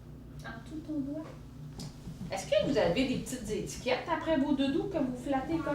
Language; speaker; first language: French; native; French